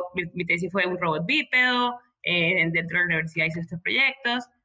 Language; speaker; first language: Spanish; native; Spanish